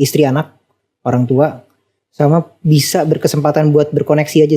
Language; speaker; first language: Indonesian; native; Indonesian